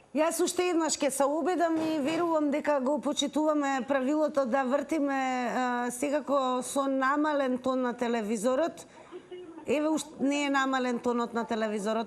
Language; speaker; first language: Macedonian; native; Macedonian